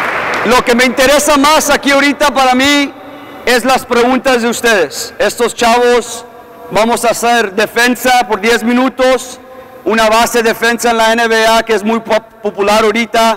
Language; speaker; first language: Spanish; early bilingual, heritage; English